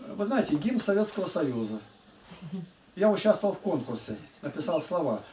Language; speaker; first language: Russian; native; Russian